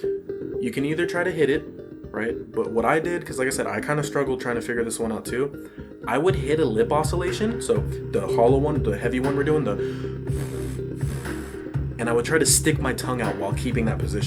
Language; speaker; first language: English; native; English